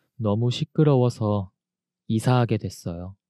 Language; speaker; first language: Korean; native; Korean